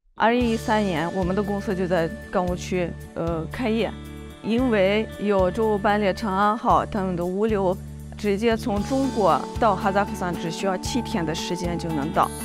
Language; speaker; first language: Chinese; non-native, fluent; Russian